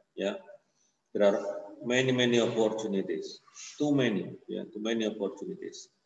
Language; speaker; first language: English; non-native, fluent; Indonesian